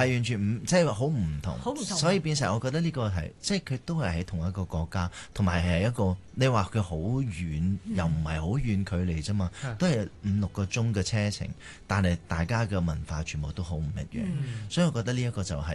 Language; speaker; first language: Cantonese; early bilingual, heritage; Cantonese